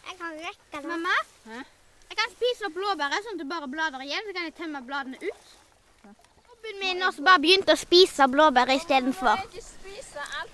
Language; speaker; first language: Norwegian; early bilingual, other home language; Thai